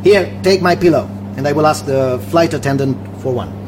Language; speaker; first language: English; non-native, fluent; Romanian